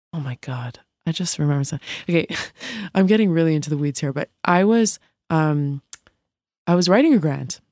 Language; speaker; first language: English; native; English